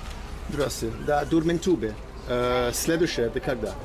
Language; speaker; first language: Russian; non-native, learner; English